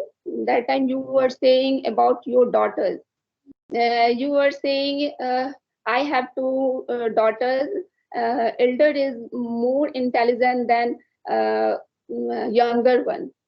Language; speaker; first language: English; non-native, learner; Hindi